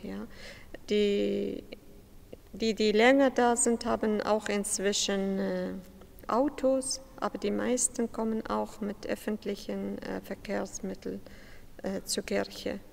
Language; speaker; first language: German; non-native, fluent; Syriac